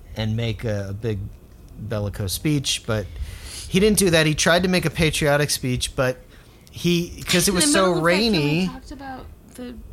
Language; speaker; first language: English; native; English